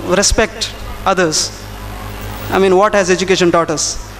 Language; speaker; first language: English; non-native, local second language; Kannada